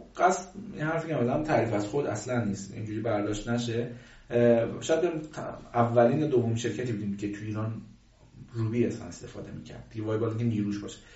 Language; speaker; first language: Persian; native; Persian